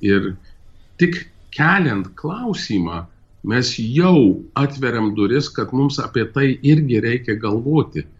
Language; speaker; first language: Lithuanian; early bilingual, heritage; Lithuanian